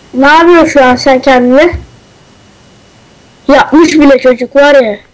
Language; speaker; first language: Turkish; native; Turkish